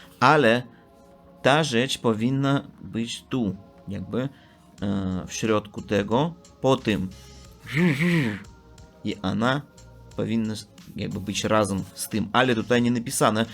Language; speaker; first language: Polish; non-native, learner; Russian